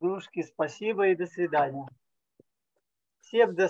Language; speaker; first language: Russian; native; Russian